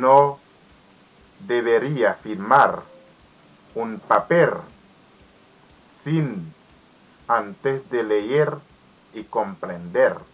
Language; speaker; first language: Spanish; non-native, learner; Haitian Creole